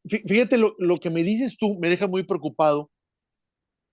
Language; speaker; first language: Spanish; native; Spanish